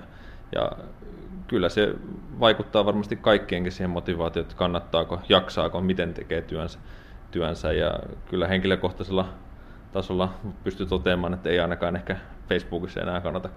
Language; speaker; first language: Finnish; native; Finnish